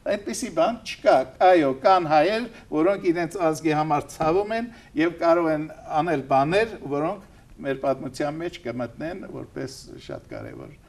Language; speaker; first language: Armenian; native; Armenian